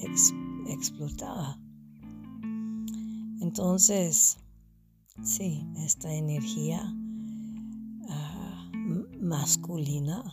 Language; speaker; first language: Spanish; non-native, fluent; English